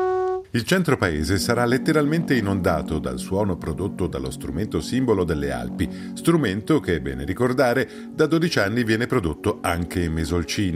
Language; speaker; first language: Italian; native; Italian